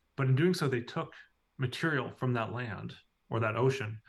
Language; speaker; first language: English; native; English